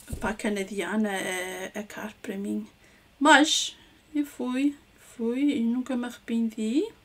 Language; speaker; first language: Portuguese; early bilingual, heritage; English